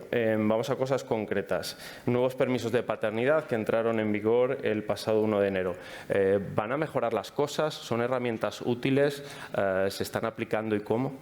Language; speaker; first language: Spanish; native; Spanish